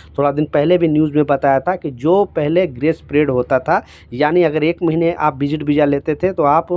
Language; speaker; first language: Hindi; native; Hindi